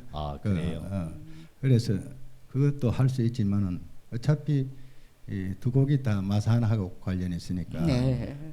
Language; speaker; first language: Korean; native; Korean